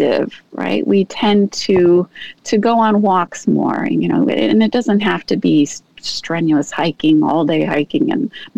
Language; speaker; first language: English; native; English